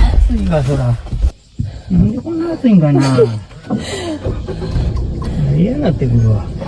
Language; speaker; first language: Japanese; native; Japanese